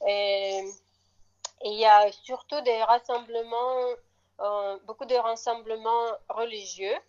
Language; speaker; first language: French; non-native, fluent; Russian